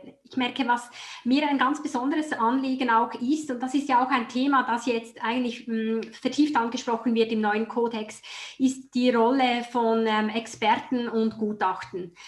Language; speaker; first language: German; native; German